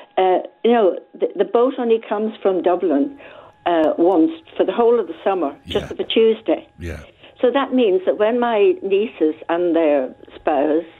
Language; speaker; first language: English; native; English